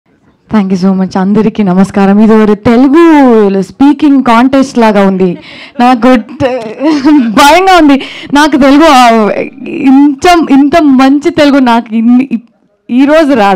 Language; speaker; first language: Telugu; non-native, learner; Kannada